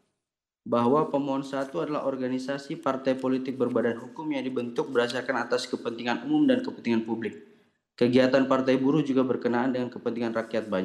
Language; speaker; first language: Indonesian; native; Indonesian